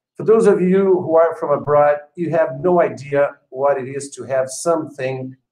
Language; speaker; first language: English; non-native, fluent; Portuguese